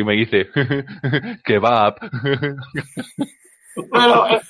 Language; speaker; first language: Spanish; native; Spanish